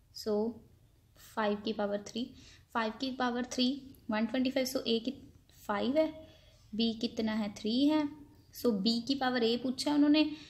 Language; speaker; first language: Hindi; non-native, local second language; Punjabi